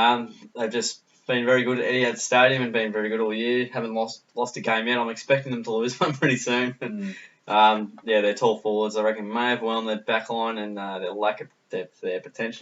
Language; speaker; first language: English; native; English